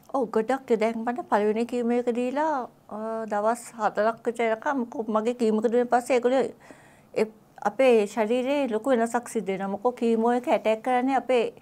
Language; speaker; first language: Sinhala; native; Sinhala